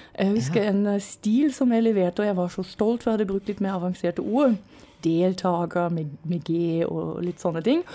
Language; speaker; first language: Norwegian; non-native, fluent; German